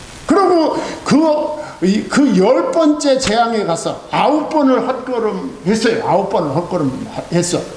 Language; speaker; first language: Korean; native; Korean